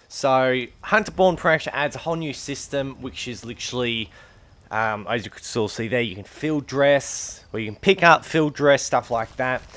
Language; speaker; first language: English; native; English